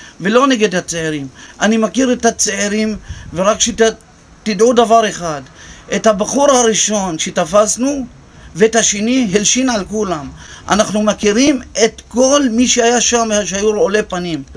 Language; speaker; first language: Hebrew; non-native, local second language; Arabic